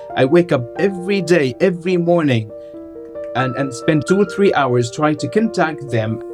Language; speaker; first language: English; non-native, fluent; Arabic